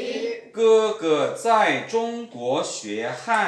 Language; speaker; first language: Chinese; non-native, fluent; Lao